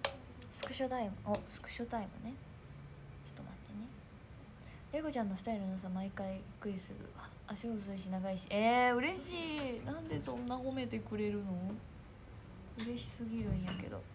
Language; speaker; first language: Japanese; native; Japanese